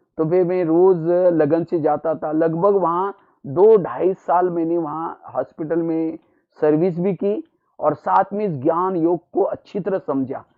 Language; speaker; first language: Hindi; non-native, local second language; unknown